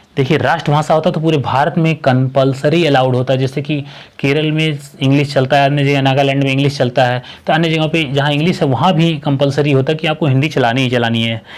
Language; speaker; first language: Hindi; native; Hindi